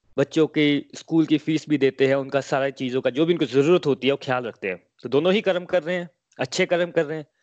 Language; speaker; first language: Hindi; native; Hindi